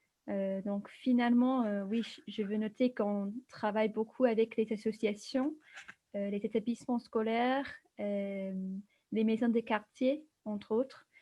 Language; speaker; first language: French; non-native, fluent; English